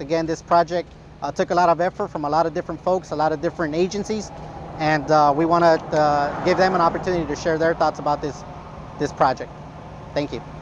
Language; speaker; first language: English; early bilingual, other home language; Spanish